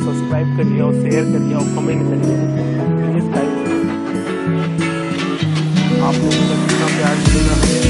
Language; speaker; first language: Hindi; native; Hindi